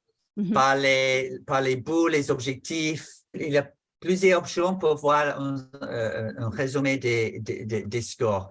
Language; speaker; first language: French; non-native, fluent; English